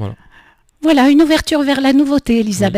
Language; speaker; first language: French; native; French